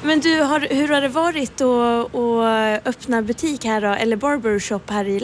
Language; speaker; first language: Swedish; native; Swedish